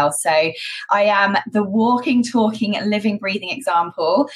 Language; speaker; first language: English; native; English